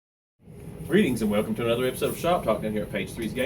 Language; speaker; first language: English; native; English